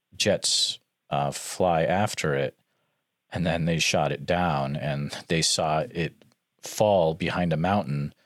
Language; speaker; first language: English; native; English